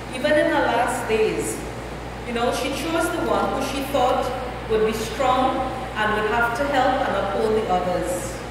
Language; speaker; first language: English; native; English